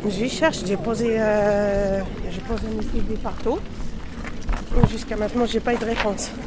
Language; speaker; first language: French; non-native, learner; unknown